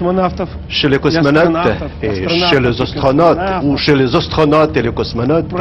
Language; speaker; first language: French; non-native, fluent; Russian